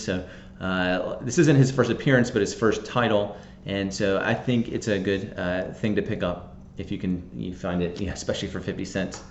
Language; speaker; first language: English; native; English